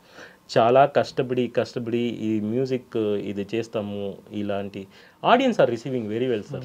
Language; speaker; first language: Telugu; non-native, local second language; Tamil